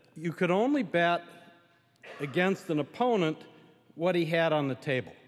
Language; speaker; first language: English; native; English